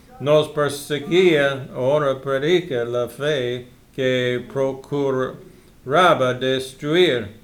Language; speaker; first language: Spanish; non-native, learner; English